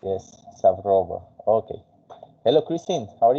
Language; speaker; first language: English; non-native, fluent; Spanish